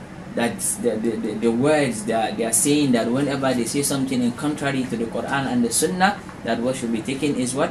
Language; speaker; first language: English; non-native, local second language; Hausa